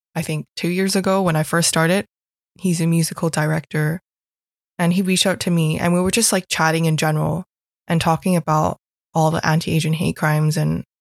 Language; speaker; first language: English; non-native, local second language; Cantonese